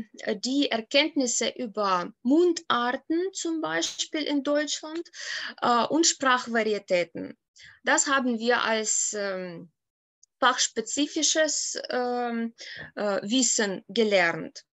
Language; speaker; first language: German; non-native, fluent; Ukrainian